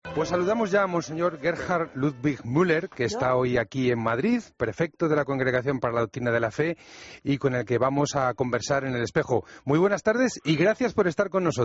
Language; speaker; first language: Spanish; native; Spanish